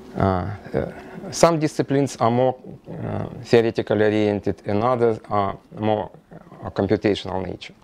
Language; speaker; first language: English; non-native, fluent; Russian